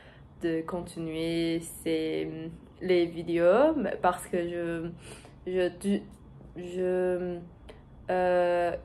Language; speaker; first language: French; non-native, learner; Portuguese